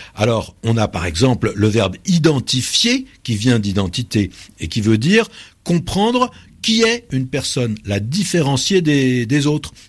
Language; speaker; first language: French; native; French